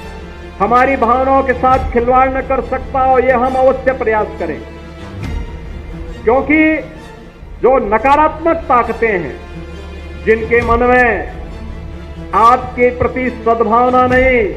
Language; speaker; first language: Hindi; native; Hindi